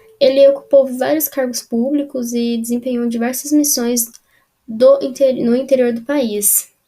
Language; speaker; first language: Portuguese; native; Portuguese